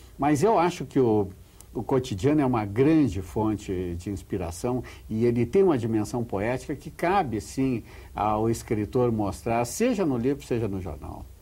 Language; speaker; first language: Portuguese; native; Portuguese